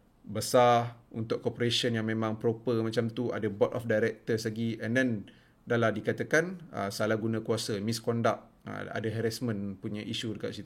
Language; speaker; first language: Malay; native; Malay